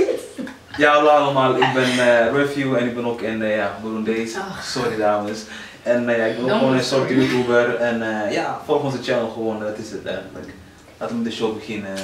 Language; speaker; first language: Dutch; early bilingual, other home language; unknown